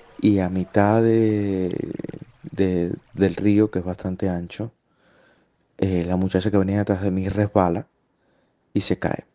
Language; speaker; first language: Spanish; native; Spanish